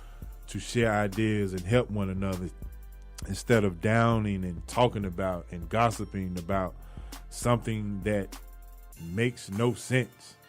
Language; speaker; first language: English; native; English